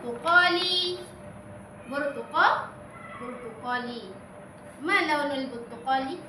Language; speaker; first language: Arabic; non-native, learner; Malay